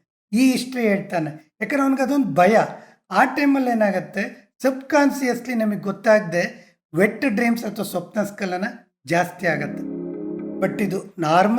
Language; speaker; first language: Kannada; native; Kannada